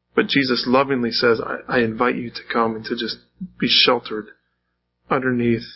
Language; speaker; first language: English; native; English